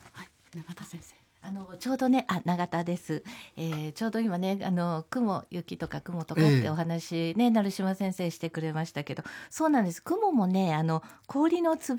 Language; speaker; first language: Japanese; native; Japanese